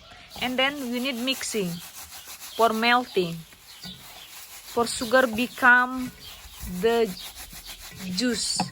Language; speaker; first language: English; non-native, learner; Indonesian